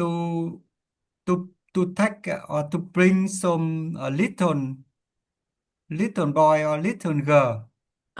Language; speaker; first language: English; non-native, learner; Vietnamese